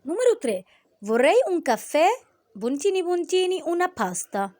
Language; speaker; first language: Italian; non-native, fluent; Arabic